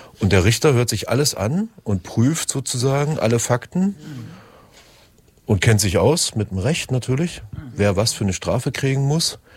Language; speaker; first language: German; native; German